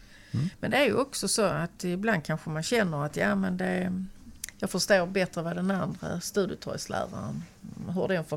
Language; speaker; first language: Swedish; native; Swedish